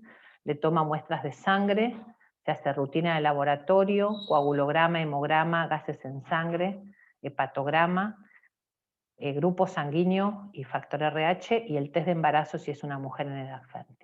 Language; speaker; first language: Spanish; native; Spanish